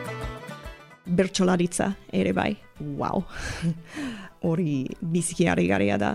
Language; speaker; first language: Basque; non-native, learner; English